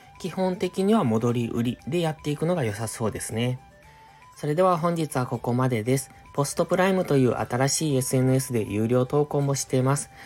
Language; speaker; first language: Japanese; native; Japanese